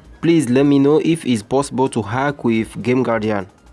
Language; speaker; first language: English; non-native, learner; French